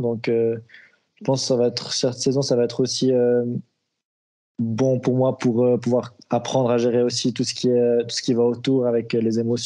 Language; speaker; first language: French; native; French